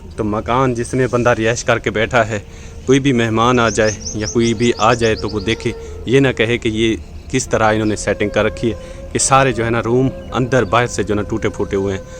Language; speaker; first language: Urdu; non-native, local second language; Punjabi